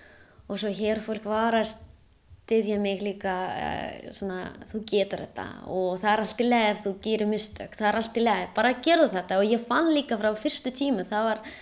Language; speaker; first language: Icelandic; non-native, learner; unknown